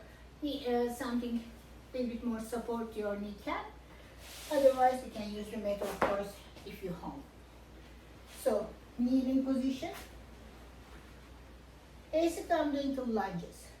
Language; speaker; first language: English; non-native, fluent; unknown